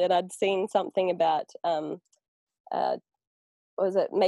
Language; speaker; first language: English; native; English